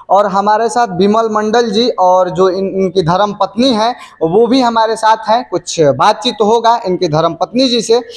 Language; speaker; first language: Hindi; native; Hindi